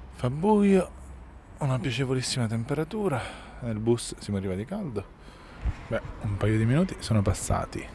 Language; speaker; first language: Italian; native; Italian